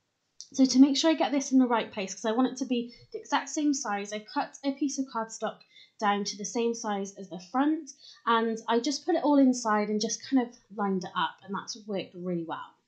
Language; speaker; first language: English; native; English